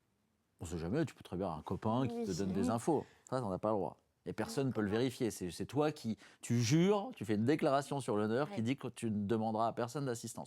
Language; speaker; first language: French; native; French